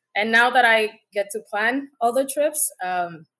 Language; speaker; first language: English; non-native, fluent; Spanish